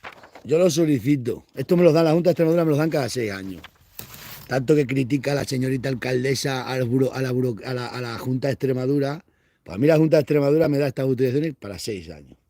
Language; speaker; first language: Spanish; native; Spanish